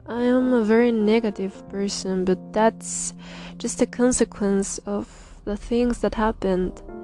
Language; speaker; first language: English; non-native, fluent; Spanish